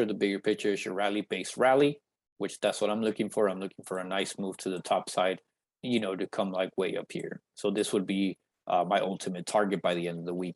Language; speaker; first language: English; native; English